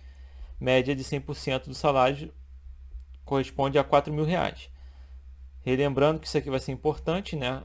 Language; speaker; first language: Portuguese; native; Portuguese